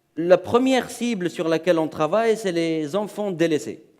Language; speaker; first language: French; non-native, local second language; Arabic